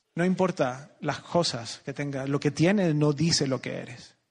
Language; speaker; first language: Spanish; native; Spanish